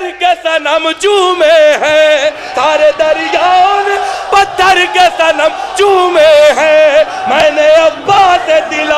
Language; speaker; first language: Urdu; native; Urdu